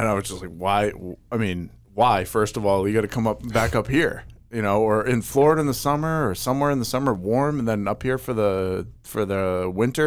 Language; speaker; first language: English; native; English